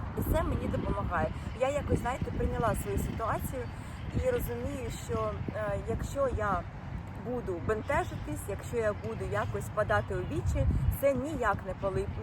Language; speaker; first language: Ukrainian; non-native, local second language; Russian